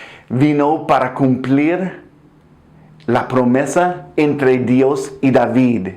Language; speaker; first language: Spanish; non-native, fluent; English